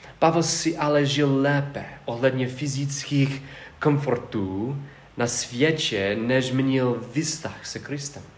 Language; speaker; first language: Czech; non-native, fluent; English